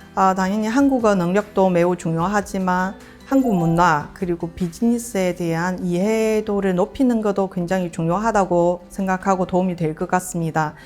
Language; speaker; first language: Korean; non-native, fluent; Chinese